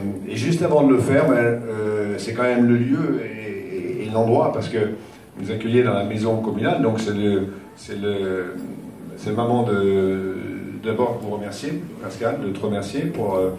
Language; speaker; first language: French; native; French